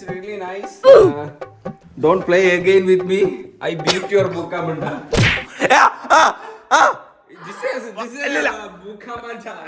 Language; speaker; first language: English; non-native, learner; Malayalam